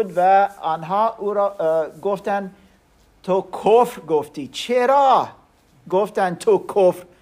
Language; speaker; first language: Persian; non-native, learner; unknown